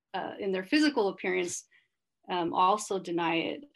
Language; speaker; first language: English; native; English